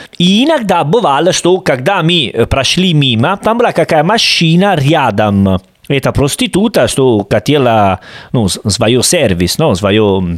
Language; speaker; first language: Russian; non-native, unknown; Italian